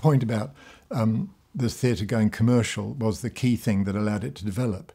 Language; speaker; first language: English; native; English